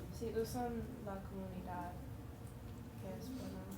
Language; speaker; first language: Spanish; non-native, learner; English